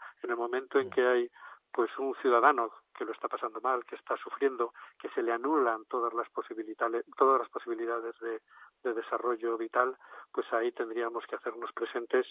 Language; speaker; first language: Spanish; native; Spanish